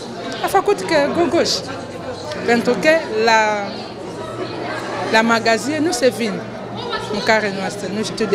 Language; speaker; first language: Romanian; non-native, learner; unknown